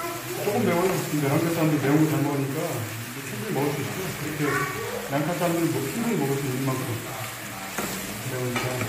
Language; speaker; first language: Korean; non-native, fluent; Sinhala